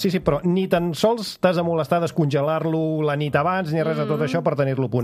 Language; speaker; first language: Catalan; native; Catalan